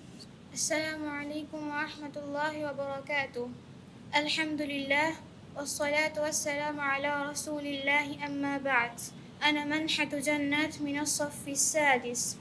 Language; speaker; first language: Arabic; non-native, learner; Bangla